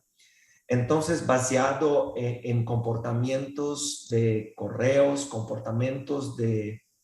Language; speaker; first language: Spanish; non-native, fluent; Portuguese